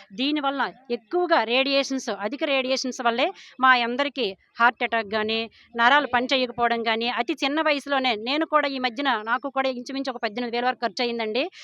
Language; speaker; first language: Telugu; native; Telugu